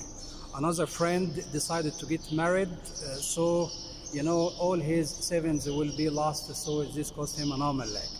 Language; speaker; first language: English; non-native, fluent; Arabic